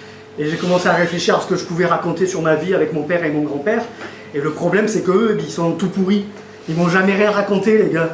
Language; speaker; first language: French; native; French